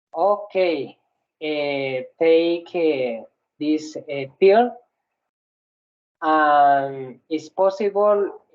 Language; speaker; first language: English; non-native, learner; Spanish